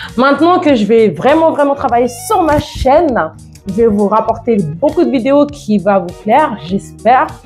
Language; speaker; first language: French; non-native, fluent; Yoruba